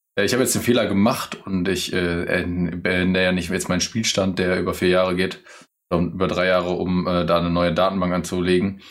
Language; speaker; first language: German; non-native, fluent; English